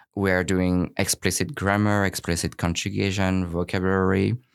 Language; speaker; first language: English; non-native, fluent; French